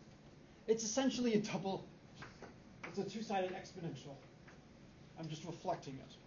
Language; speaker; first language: English; native; English